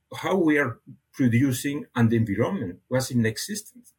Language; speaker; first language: English; non-native, fluent; Catalan